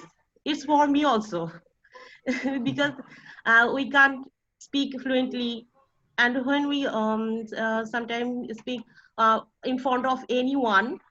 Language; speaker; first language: English; non-native, learner; Bangla